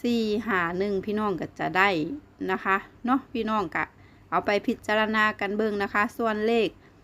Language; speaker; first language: Thai; non-native, local second language; Northeastern Thai